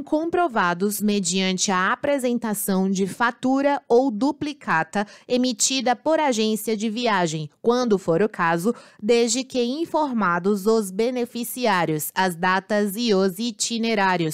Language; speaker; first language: Portuguese; native; Portuguese